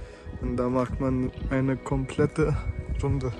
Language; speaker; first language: German; non-native, fluent; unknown